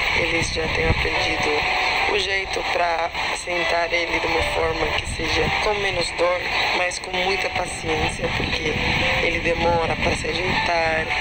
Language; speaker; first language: Portuguese; non-native, fluent; Spanish